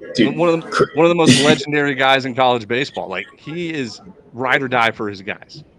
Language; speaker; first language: English; native; English